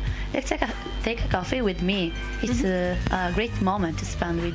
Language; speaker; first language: English; non-native, fluent; Italian